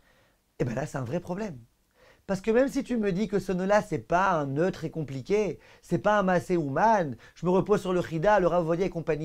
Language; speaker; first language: French; native; French